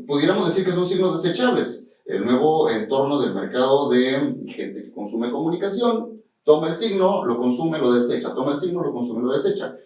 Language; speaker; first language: Spanish; native; Spanish